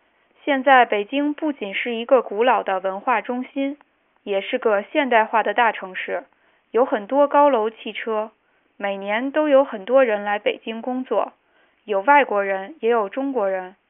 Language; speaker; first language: Chinese; non-native, learner; French